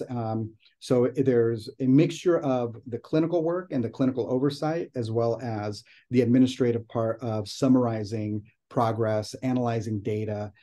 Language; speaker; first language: English; native; English